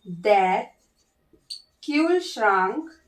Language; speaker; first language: German; non-native, learner; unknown